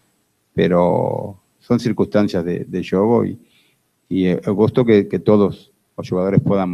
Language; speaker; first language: Spanish; non-native, fluent; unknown